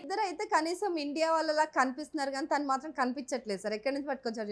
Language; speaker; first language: Telugu; native; Telugu